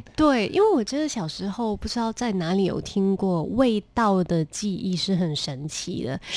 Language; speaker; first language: Chinese; non-native, local second language; Cantonese